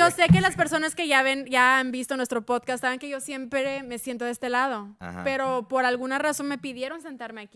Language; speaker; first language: Spanish; native; Spanish